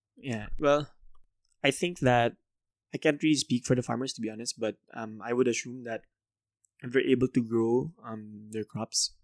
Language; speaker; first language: English; non-native, local second language; Filipino